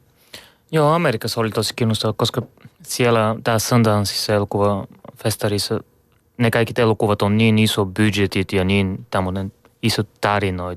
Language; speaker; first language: Finnish; non-native, learner; Bulgarian